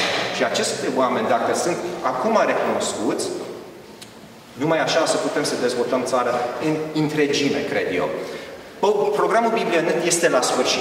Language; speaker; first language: Romanian; early bilingual, heritage; Romanian